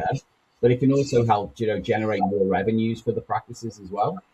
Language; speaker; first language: English; native; English